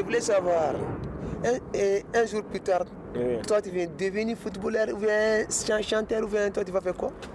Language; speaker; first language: French; non-native, learner; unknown